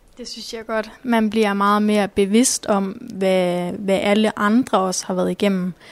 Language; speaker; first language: Danish; native; Danish